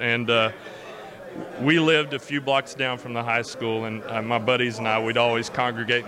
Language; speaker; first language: English; native; English